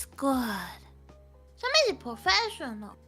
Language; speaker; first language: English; non-native, learner; Min Nan Chinese